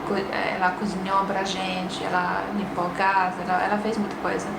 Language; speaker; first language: Portuguese; non-native, fluent; Estonian